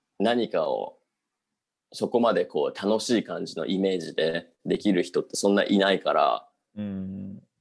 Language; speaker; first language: Japanese; native; Japanese